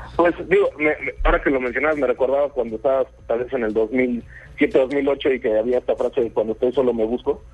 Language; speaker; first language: Spanish; native; Spanish